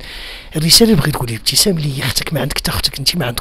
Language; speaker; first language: Arabic; native; Arabic